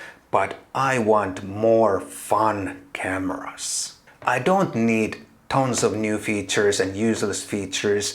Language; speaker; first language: English; non-native, fluent; Finnish